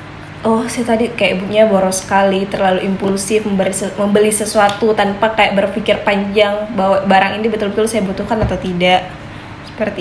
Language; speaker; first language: Indonesian; native; Indonesian